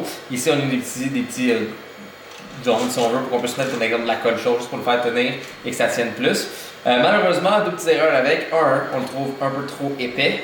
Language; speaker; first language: French; native; French